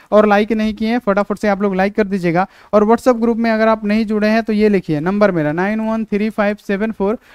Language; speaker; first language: Hindi; native; Hindi